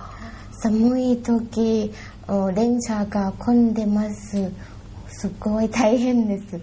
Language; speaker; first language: Japanese; non-native, learner; Thai